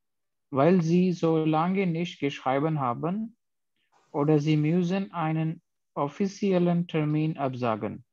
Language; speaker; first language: German; non-native, learner; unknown